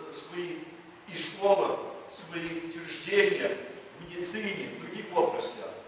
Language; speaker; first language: Russian; early bilingual, heritage; Russian